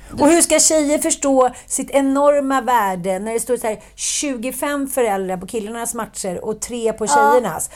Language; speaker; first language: Swedish; native; Swedish